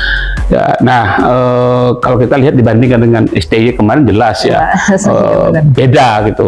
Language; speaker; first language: Indonesian; native; Indonesian